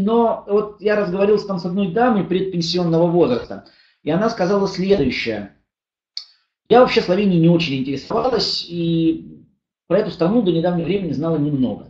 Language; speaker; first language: Russian; native; Russian